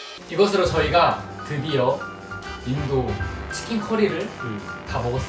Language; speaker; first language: Korean; native; Korean